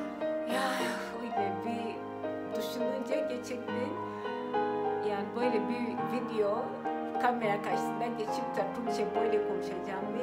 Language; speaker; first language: Turkish; non-native, fluent; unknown